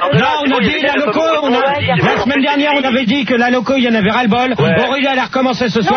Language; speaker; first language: French; native; French